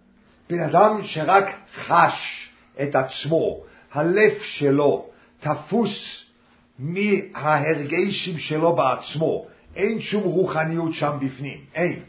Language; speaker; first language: Hebrew; non-native, fluent; English